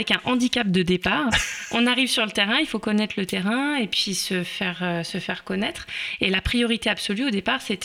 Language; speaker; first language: French; native; French